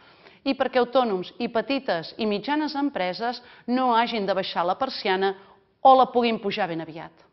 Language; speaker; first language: Catalan; native; Catalan